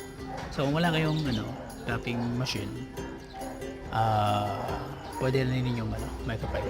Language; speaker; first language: Filipino; native; Filipino